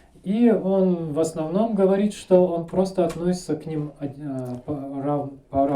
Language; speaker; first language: Russian; native; Russian